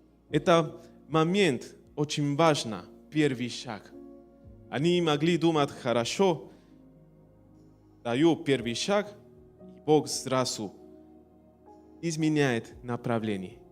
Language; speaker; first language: Russian; non-native, learner; Spanish